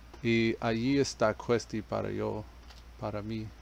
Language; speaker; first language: Spanish; non-native, learner; English